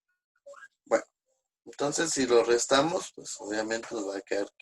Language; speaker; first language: Spanish; native; Spanish